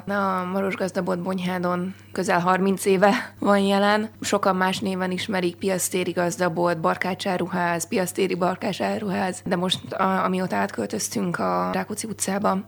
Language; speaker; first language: Hungarian; native; Hungarian